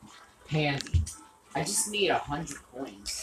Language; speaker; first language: English; native; English